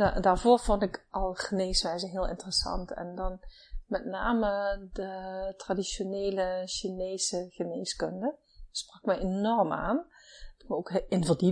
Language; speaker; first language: Dutch; native; Dutch